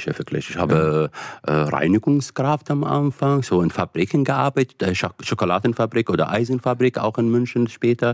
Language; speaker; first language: German; non-native, fluent; Arabic